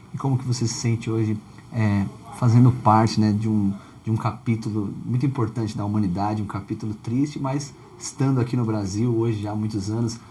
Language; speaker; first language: Portuguese; native; Portuguese